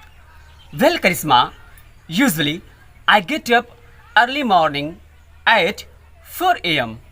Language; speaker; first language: English; non-native, learner; Hindi